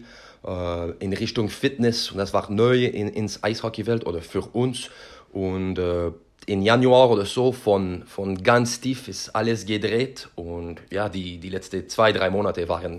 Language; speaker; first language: German; non-native, learner; French